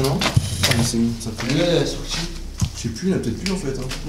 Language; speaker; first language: French; native; French